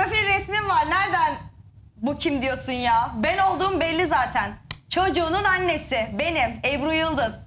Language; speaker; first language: Turkish; native; Turkish